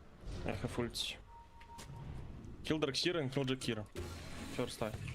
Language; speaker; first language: English; non-native, learner; Russian